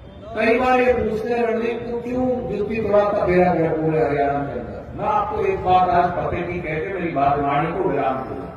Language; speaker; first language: Hindi; native; Hindi